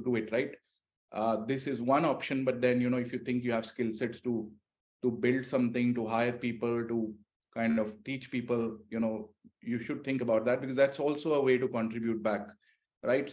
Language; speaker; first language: English; non-native, local second language; Hindi